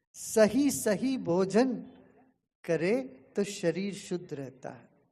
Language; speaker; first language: Hindi; non-native, local second language; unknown